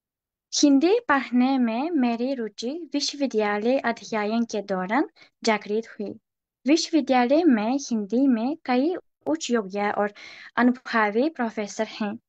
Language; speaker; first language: Hindi; non-native, fluent; Uzbek